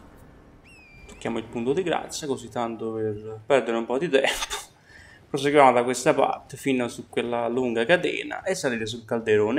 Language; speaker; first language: Italian; native; Italian